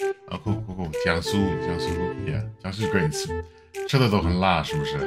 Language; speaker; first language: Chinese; non-native, fluent; English